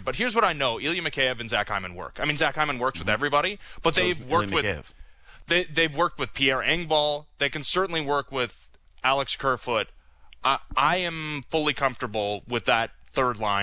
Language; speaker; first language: English; native; English